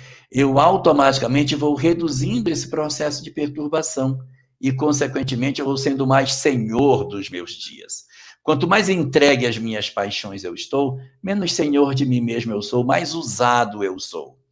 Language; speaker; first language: Portuguese; native; Portuguese